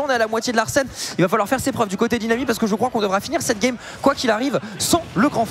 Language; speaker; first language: French; native; French